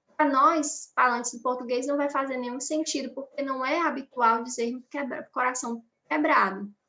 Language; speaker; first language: Portuguese; native; Portuguese